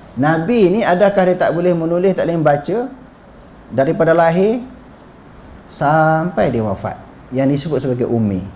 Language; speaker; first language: Malay; native; Malay